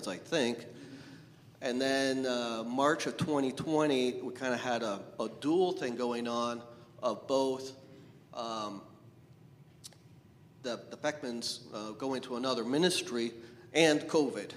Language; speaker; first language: English; native; English